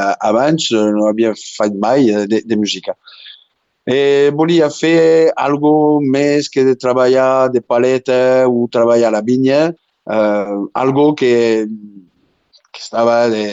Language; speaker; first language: Catalan; non-native, local second language; French